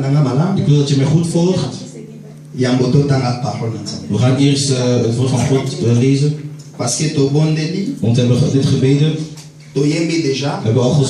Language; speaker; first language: Dutch; non-native, learner; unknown